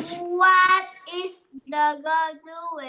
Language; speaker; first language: English; non-native, learner; Vietnamese